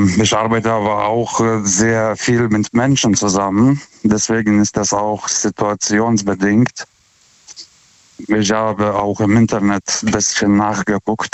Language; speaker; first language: German; non-native, fluent; Lithuanian